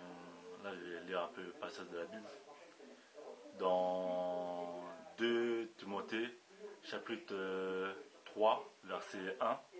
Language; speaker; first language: French; native; French